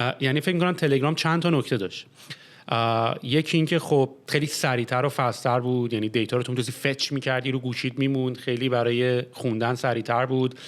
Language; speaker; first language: Persian; early bilingual, heritage; Persian